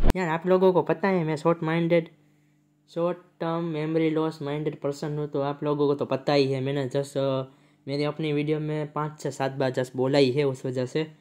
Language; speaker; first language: Hindi; non-native, local second language; Gujarati